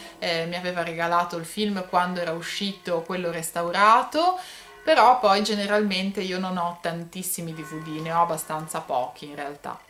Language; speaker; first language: Italian; native; Italian